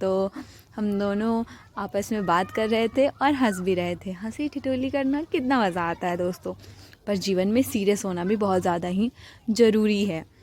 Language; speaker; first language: Hindi; non-native, local second language; Maithili